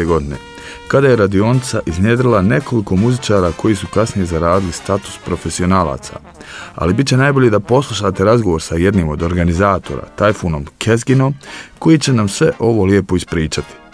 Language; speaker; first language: Serbian; native; Serbian